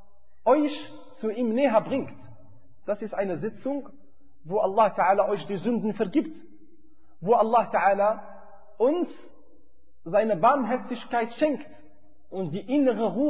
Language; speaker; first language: German; non-native, fluent; Arabic